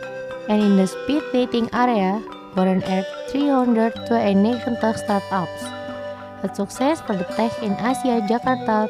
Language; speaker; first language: Dutch; non-native, fluent; Indonesian